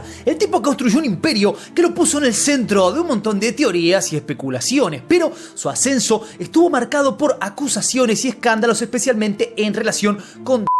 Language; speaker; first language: Spanish; native; Spanish